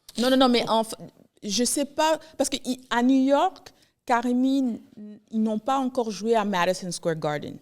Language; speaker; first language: French; early bilingual, heritage; Haitian Creole